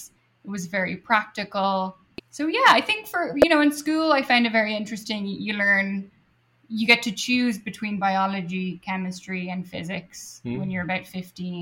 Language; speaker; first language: English; native; English